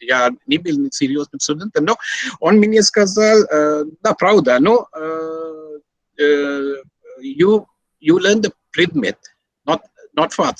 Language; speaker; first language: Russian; non-native, learner; Sinhala